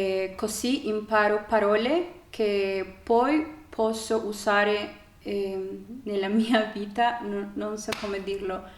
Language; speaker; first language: Italian; non-native, learner; Spanish